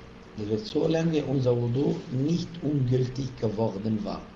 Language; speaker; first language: German; non-native, fluent; Arabic